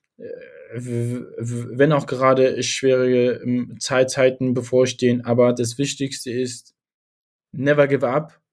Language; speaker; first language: German; early bilingual, other home language; Kurdish